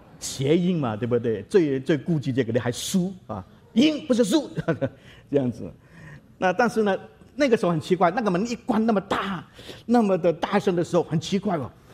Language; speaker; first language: Chinese; native; Chinese